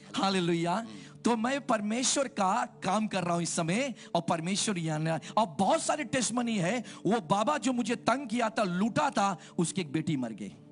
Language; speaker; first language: Hindi; native; Hindi